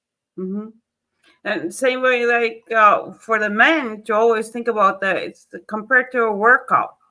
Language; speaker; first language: English; non-native, fluent; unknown